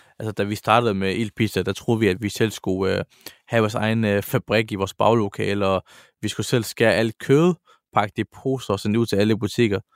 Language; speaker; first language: Danish; early bilingual, other home language; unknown